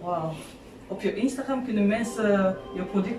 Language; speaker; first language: Dutch; non-native, learner; French